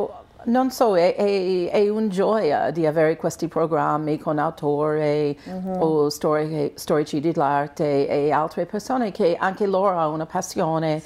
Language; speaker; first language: Italian; non-native, fluent; English